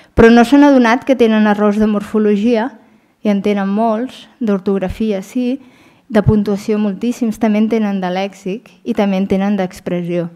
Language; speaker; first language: Catalan; native; Catalan